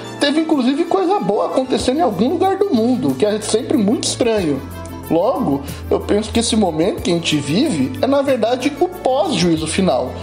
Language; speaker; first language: Portuguese; native; Portuguese